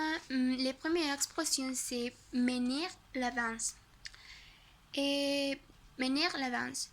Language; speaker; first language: French; non-native, learner; Spanish